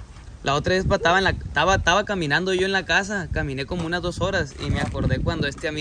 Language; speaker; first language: Spanish; early bilingual, heritage; Spanish